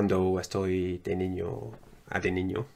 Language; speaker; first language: Spanish; non-native, learner; English